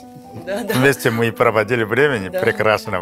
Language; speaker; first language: Russian; non-native, learner; Korean